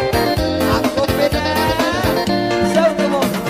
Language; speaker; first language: Indonesian; non-native, local second language; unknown